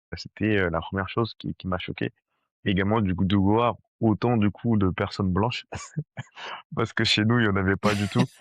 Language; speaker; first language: French; early bilingual, other home language; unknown